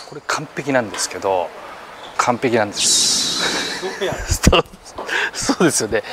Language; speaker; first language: Japanese; native; Japanese